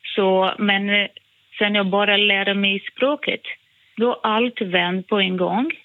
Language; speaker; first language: Swedish; non-native, fluent; Portuguese